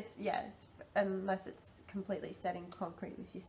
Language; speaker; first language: English; native; English